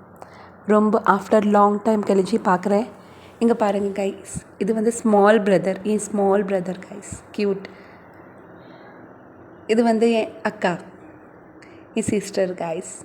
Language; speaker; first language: Tamil; non-native, local second language; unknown